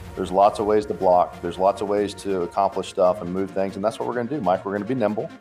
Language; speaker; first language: English; native; English